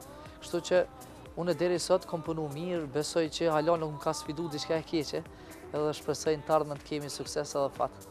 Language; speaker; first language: Albanian; native; Albanian